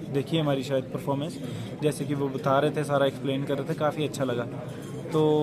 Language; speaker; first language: Hindi; non-native, local second language; Punjabi